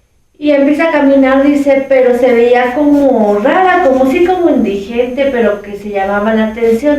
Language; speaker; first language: Spanish; native; Spanish